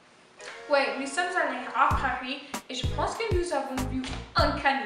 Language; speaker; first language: French; non-native, learner; English